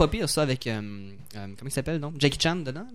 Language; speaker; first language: French; native; French